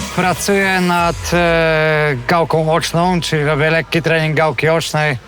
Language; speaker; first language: Polish; native; Polish